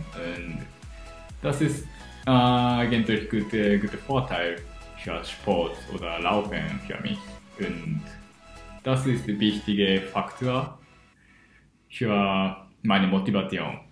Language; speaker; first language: German; non-native, learner; Japanese